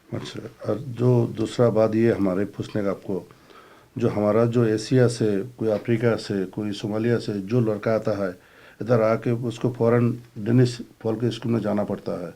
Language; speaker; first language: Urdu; non-native, fluent; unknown